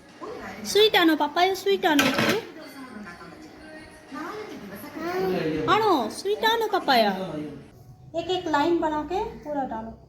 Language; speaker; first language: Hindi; non-native, local second language; Bangla